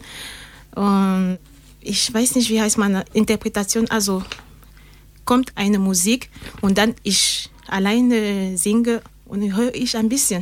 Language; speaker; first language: German; non-native, learner; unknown